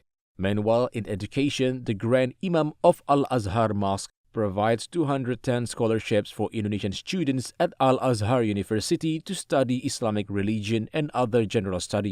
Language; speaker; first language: English; non-native, fluent; Indonesian